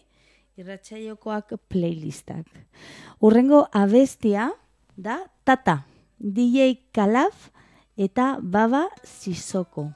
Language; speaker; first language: Basque; non-native, local second language; Spanish